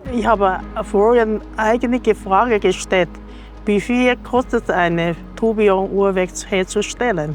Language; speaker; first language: German; non-native, learner; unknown